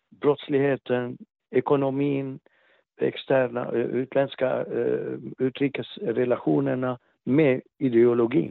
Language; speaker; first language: Swedish; non-native, fluent; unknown